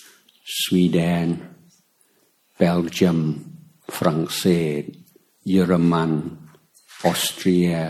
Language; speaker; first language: Thai; native; Thai